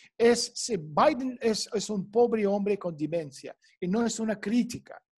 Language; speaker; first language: Spanish; non-native, fluent; Russian